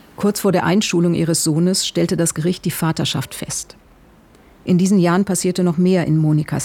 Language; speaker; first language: German; native; German